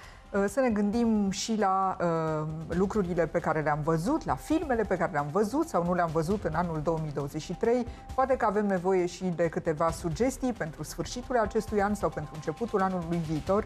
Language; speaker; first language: Romanian; native; Romanian